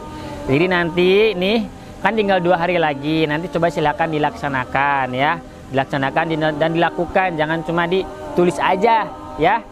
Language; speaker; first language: Indonesian; native; Indonesian